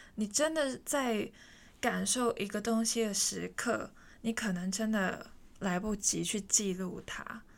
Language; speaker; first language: Chinese; non-native, local second language; Cantonese